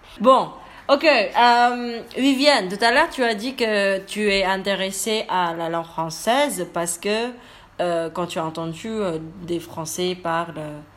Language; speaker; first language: French; non-native, learner; Indonesian